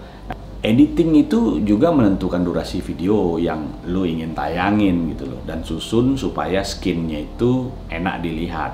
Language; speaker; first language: Indonesian; native; Indonesian